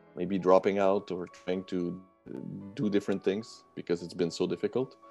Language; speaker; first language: English; non-native, fluent; French